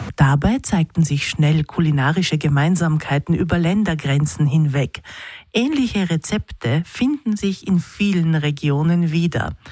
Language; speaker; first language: German; native; German